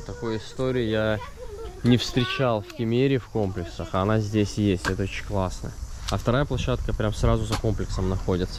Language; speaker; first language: Russian; native; Russian